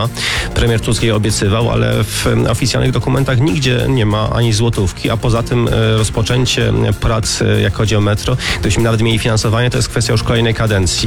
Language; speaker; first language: Polish; native; Polish